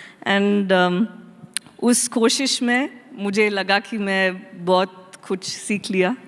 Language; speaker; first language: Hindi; non-native, local second language; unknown